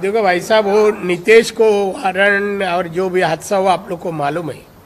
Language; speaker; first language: Hindi; non-native, local second language; Marathi